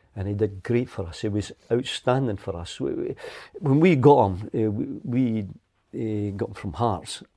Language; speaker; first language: English; native; English